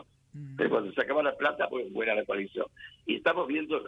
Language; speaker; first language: Spanish; native; Spanish